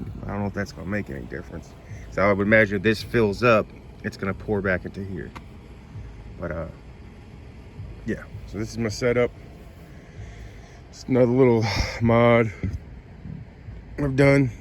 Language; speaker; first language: English; native; English